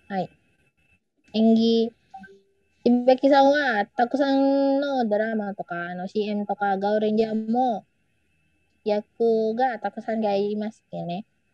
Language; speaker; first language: Japanese; non-native, learner; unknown